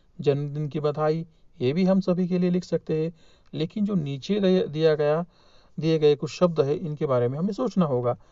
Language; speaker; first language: Hindi; non-native, local second language; Marathi